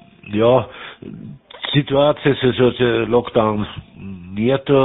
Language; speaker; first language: Russian; non-native, learner; German